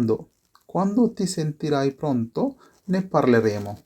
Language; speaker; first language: Italian; non-native, fluent; Sinhala